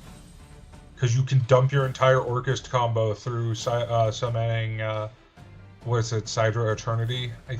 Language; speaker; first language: English; native; English